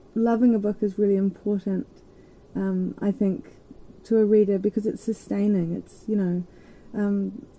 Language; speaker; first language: English; native; English